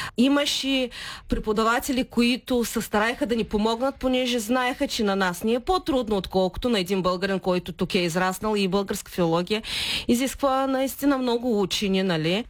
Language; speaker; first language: Bulgarian; early bilingual, heritage; Bulgarian